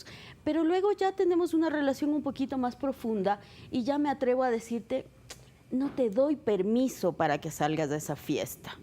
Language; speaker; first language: Spanish; native; Spanish